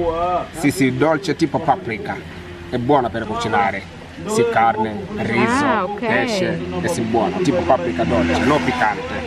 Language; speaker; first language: Italian; non-native, learner; Swahili